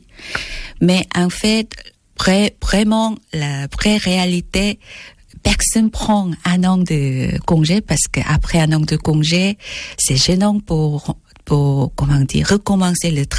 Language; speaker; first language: French; non-native, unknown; Korean